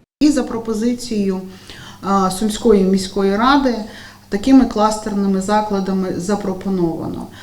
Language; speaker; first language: Ukrainian; native; Ukrainian